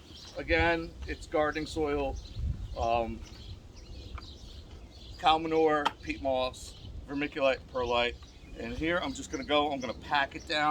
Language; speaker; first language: English; native; English